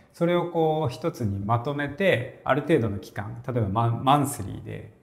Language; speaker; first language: Japanese; native; Japanese